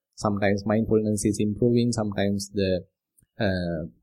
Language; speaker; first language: English; non-native, local second language; Sinhala